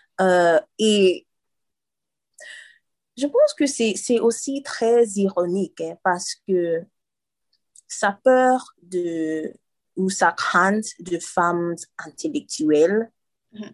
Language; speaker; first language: French; non-native, learner; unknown